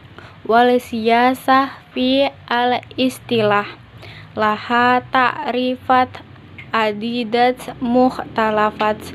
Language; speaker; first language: Arabic; non-native, learner; Indonesian